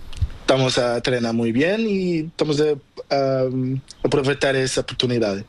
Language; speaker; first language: Spanish; non-native, learner; Portuguese